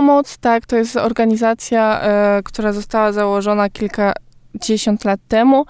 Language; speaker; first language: Polish; early bilingual, heritage; Polish